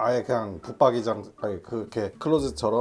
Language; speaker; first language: Korean; native; Korean